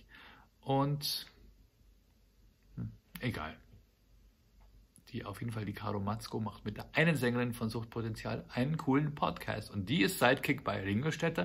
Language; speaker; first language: German; native; German